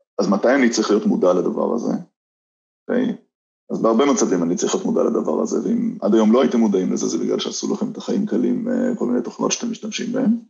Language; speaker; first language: Hebrew; native; Hebrew